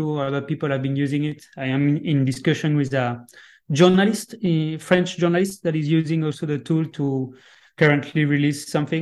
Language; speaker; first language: English; non-native, fluent; French